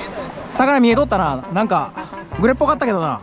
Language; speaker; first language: Japanese; native; Japanese